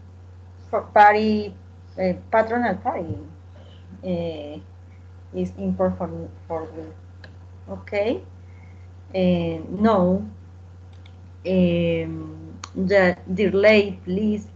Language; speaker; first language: English; non-native, learner; Spanish